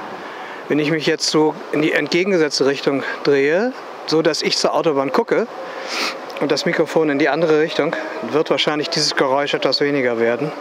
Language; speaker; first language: German; native; German